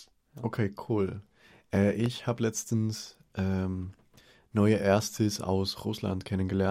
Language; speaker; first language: German; non-native, fluent; Spanish